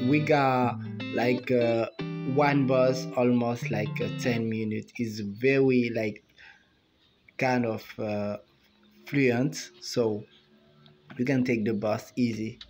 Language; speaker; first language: English; non-native, fluent; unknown